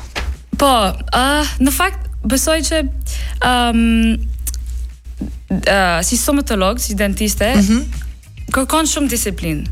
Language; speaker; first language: Albanian; non-native, learner; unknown